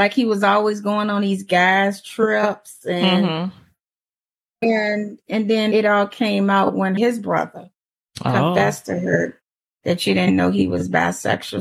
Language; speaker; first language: English; native; English